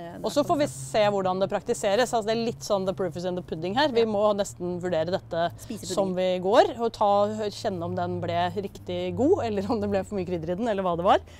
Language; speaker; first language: Norwegian; native; Norwegian